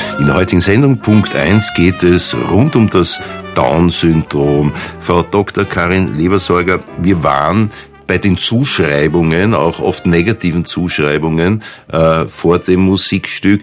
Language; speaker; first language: German; native; German